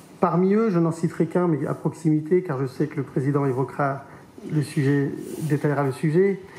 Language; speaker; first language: French; native; French